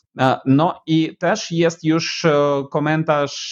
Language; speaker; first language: Polish; non-native, fluent; Ukrainian